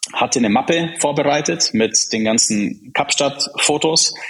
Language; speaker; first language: German; early bilingual, other home language; Czech